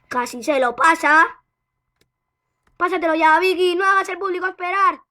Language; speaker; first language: Spanish; native; Spanish